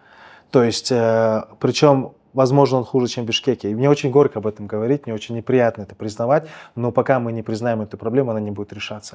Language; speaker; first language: Russian; native; Russian